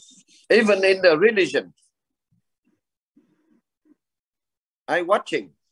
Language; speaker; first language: English; non-native, learner; Vietnamese